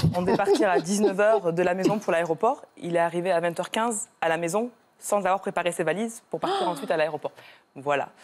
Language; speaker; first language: French; native; French